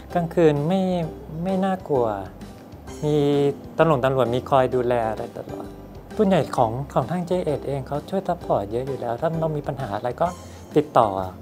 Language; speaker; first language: Thai; native; Thai